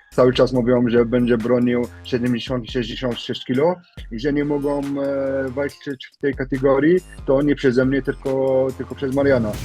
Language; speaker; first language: Polish; non-native, learner; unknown